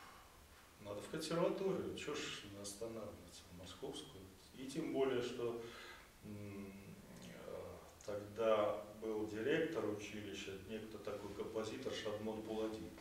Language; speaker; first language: Russian; native; Russian